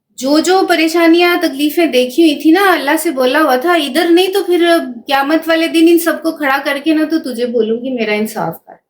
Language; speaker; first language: Urdu; non-native, local second language; Punjabi